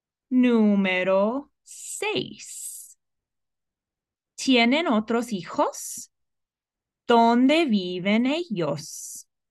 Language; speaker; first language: Spanish; non-native, fluent; English